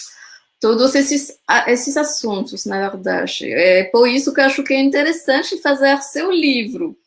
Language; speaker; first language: Portuguese; non-native, fluent; French